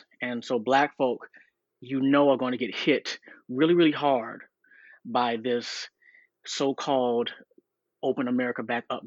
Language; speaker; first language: English; native; English